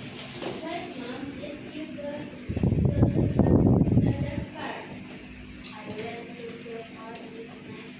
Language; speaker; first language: English; non-native, learner; Indonesian